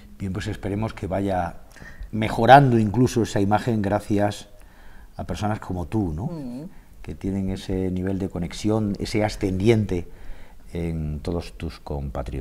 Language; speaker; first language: Spanish; native; Spanish